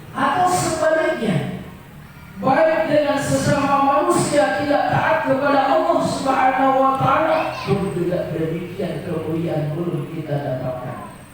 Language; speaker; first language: Indonesian; non-native, local second language; Minangkabau